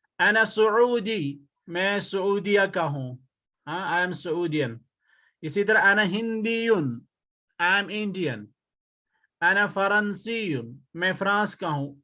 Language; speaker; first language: Urdu; native; Urdu